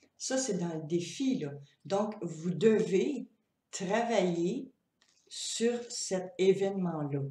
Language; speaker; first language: French; native; French